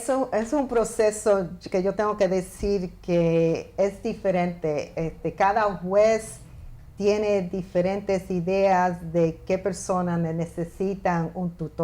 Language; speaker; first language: Spanish; early bilingual, heritage; Spanish